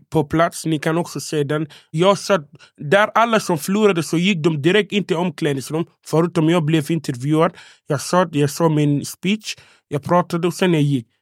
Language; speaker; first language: Swedish; non-native, fluent; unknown